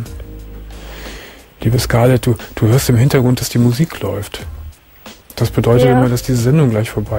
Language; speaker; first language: German; native; German